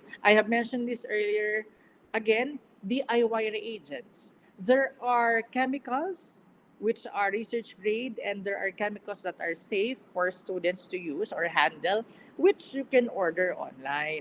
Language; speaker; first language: English; non-native, local second language; Filipino